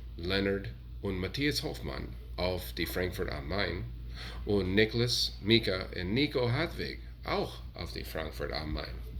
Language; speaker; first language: German; non-native, learner; English